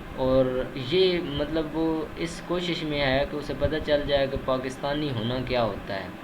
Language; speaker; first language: Urdu; native; Urdu